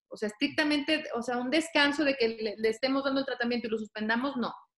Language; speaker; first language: Spanish; native; Spanish